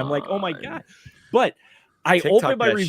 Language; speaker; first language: English; native; English